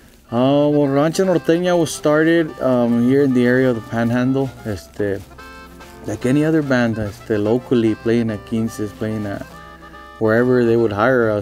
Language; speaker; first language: English; early bilingual, other home language; Spanish